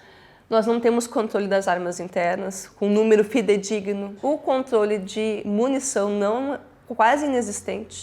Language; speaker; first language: Portuguese; native; Portuguese